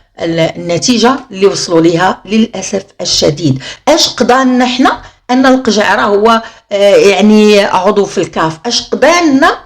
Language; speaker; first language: Arabic; native; Arabic